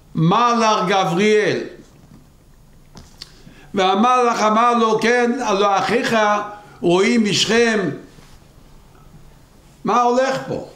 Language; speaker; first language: Hebrew; non-native, local second language; Yiddish